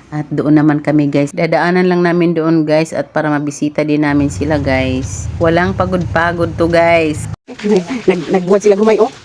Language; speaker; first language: Filipino; non-native, local second language; Cebuano